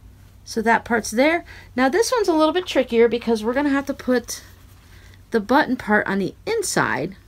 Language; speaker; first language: English; native; English